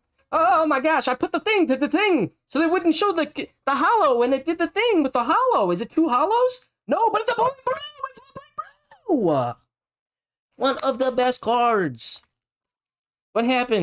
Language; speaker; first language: English; native; English